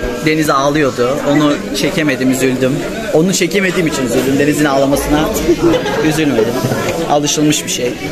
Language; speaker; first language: Turkish; native; Turkish